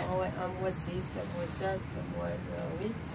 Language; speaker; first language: French; non-native, learner; Arabic